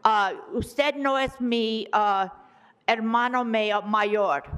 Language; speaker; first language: Spanish; non-native, learner; English